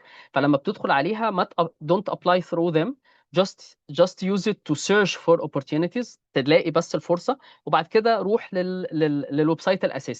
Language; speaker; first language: Arabic; native; Arabic